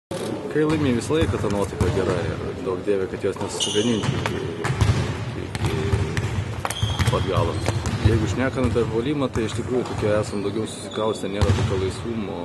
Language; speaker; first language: Lithuanian; native; Lithuanian